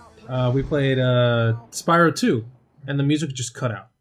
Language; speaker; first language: English; native; English